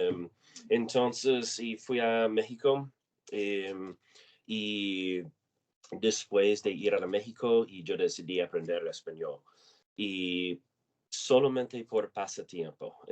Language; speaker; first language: Spanish; non-native, learner; English